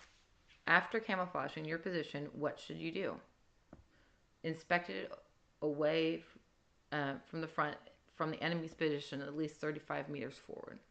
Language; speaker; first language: English; native; English